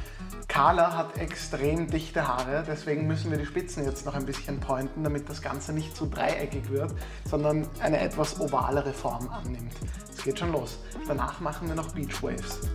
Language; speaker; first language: German; native; German